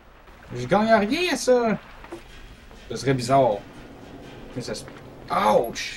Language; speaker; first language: French; native; French